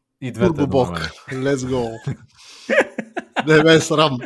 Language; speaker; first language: Bulgarian; native; Bulgarian